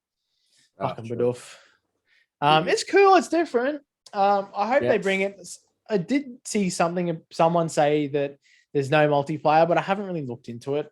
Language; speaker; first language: English; native; English